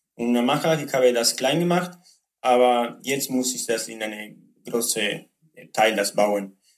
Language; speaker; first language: German; non-native, learner; Spanish